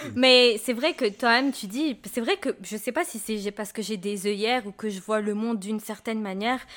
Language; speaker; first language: French; native; French